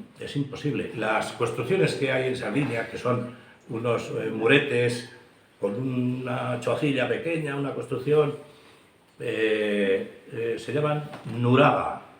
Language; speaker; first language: Spanish; native; Spanish